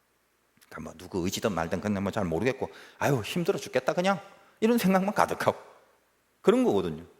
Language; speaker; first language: Korean; native; Korean